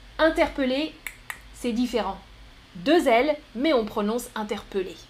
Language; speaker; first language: French; native; French